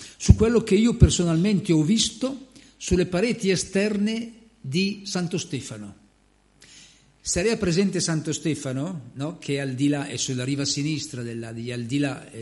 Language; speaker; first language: Italian; native; Italian